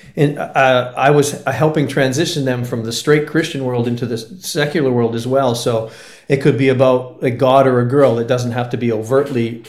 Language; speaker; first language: English; native; English